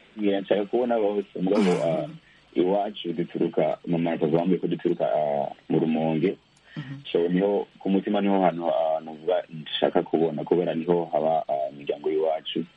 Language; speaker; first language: Rundi; early bilingual, heritage; Rundi